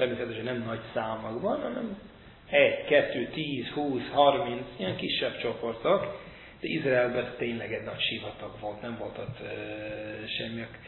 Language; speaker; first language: Hungarian; non-native, fluent; English